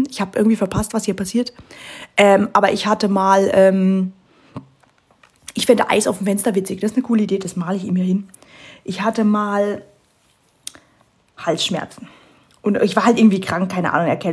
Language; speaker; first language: German; native; German